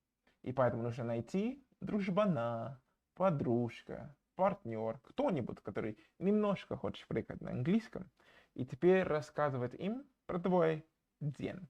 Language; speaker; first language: Russian; non-native, fluent; English